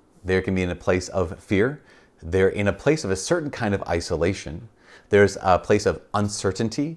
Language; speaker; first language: English; native; English